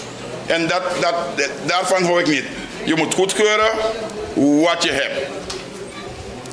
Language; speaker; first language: Dutch; non-native, local second language; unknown